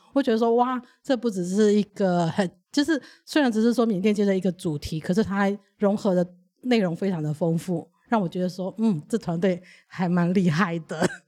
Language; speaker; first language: Chinese; early bilingual, other home language; Burmese